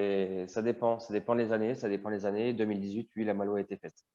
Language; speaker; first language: French; native; French